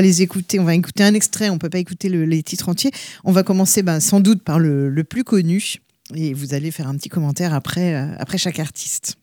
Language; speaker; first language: French; native; French